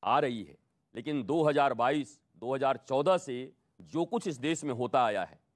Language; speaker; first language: Hindi; native; Hindi